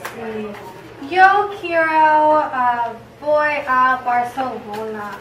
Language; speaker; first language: Spanish; non-native, learner; English